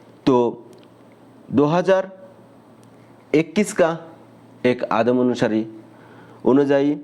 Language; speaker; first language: Hindi; non-native, local second language; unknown